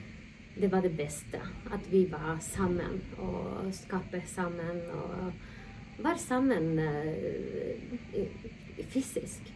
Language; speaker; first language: Norwegian; non-native, fluent; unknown